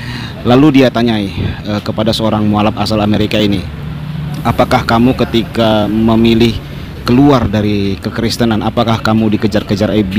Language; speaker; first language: Indonesian; native; Indonesian